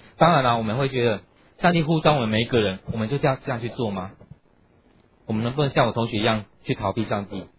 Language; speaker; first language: Chinese; native; Chinese